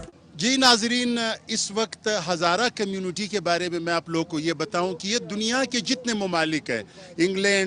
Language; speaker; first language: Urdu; non-native, local second language; Pashto